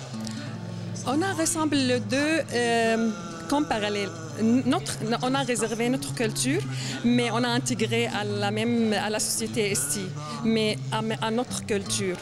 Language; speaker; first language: French; non-native, learner; Arabic